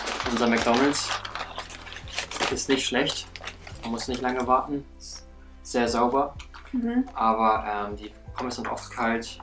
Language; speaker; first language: German; native; German